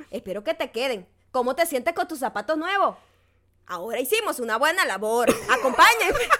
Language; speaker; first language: Spanish; native; Spanish